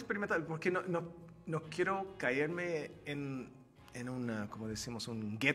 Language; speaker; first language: Spanish; non-native, fluent; Turkish